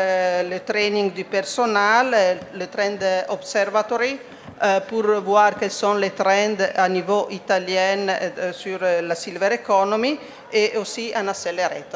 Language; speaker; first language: French; non-native, fluent; Italian